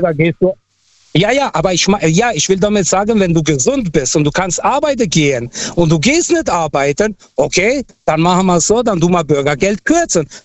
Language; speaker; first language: German; non-native, local second language; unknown